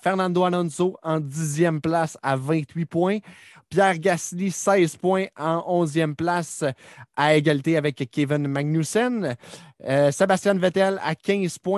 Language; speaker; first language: French; native; French